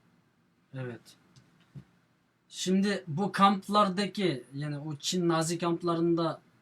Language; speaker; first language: Turkish; non-native, fluent; Uyghur